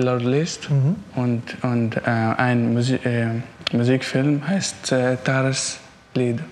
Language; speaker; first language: German; non-native, learner; Arabic